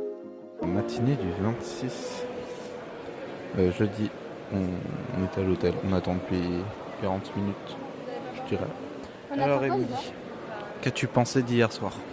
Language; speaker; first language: French; native; French